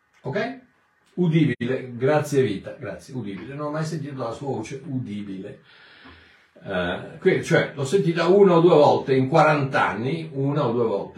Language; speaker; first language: Italian; native; Italian